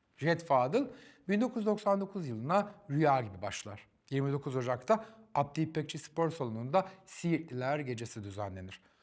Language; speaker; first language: Turkish; native; Turkish